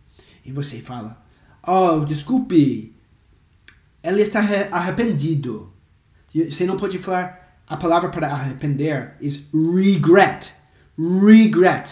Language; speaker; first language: Portuguese; non-native, fluent; English